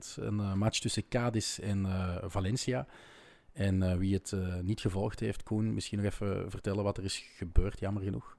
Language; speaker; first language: Dutch; native; Dutch